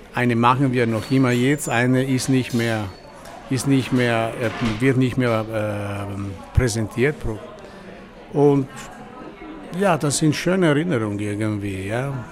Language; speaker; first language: German; non-native, fluent; Italian